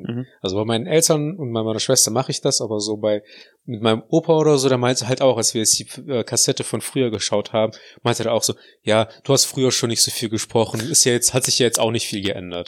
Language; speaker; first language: German; native; German